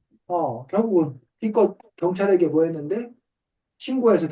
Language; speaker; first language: Korean; native; Korean